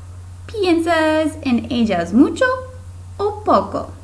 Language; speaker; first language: Spanish; non-native, fluent; English